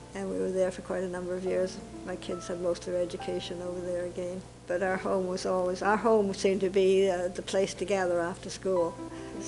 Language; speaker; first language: English; native; English